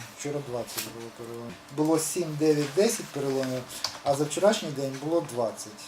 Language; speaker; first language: Ukrainian; native; Ukrainian